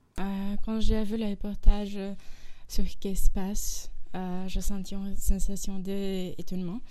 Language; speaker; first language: French; non-native, learner; Portuguese